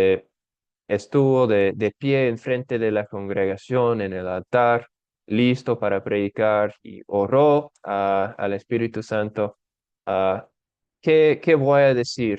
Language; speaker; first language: Spanish; non-native, fluent; English